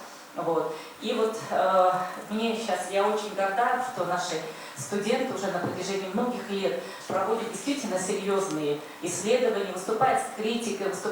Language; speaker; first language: Russian; native; Russian